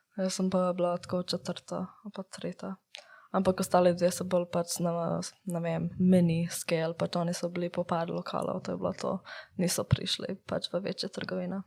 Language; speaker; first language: Slovenian; early bilingual, heritage; Slovenian